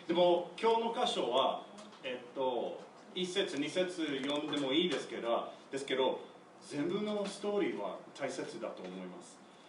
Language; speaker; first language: Japanese; non-native, learner; English